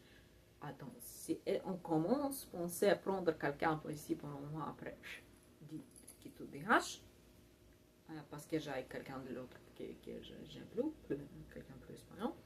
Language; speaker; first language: French; non-native, learner; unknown